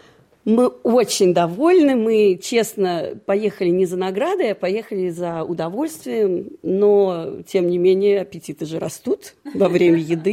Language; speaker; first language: Russian; native; Russian